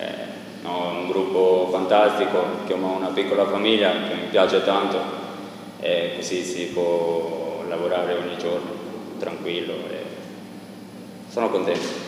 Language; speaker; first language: Italian; non-native, fluent; Croatian